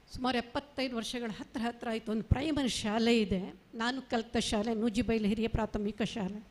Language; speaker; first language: Kannada; non-native, local second language; Marathi